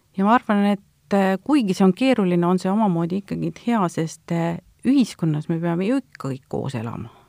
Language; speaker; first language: Estonian; native; Estonian